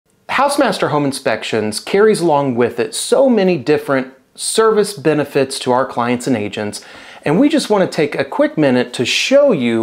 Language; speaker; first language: English; native; English